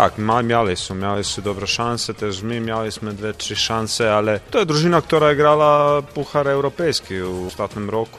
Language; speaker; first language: Polish; non-native, learner; Croatian